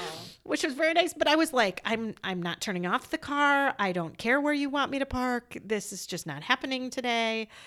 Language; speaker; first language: English; native; English